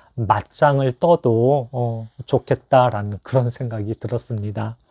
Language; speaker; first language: Korean; native; Korean